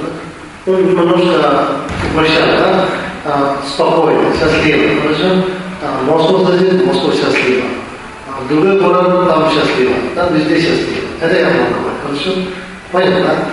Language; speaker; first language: Russian; non-native, learner; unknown